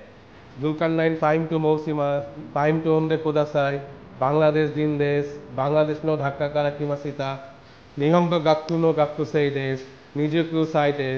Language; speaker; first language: Japanese; non-native, learner; Bangla